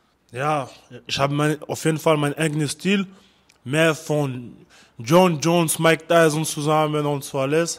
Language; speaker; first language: German; non-native, learner; French